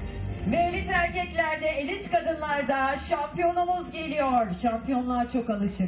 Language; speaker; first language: Turkish; native; Turkish